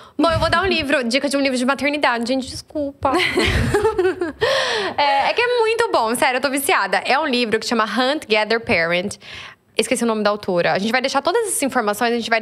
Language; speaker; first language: Portuguese; native; Portuguese